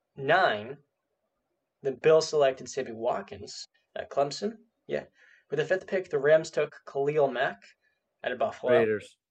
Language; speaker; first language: English; native; English